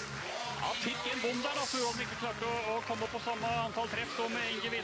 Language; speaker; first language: Norwegian; native; Norwegian